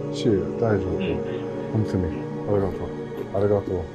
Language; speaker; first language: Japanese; non-native, learner; English